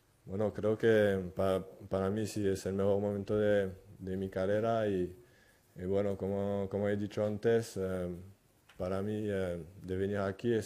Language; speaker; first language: Spanish; non-native, fluent; French